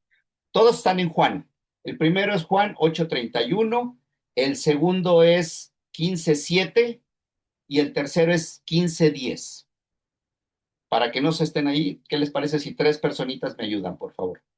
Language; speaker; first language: Spanish; native; Spanish